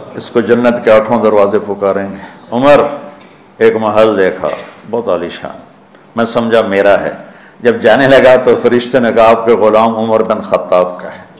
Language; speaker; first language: Urdu; non-native, local second language; Punjabi